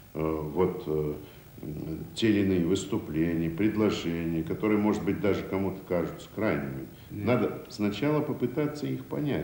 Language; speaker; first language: Russian; native; Russian